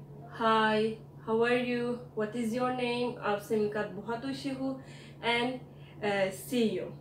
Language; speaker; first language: Hindi; non-native, fluent; Turkish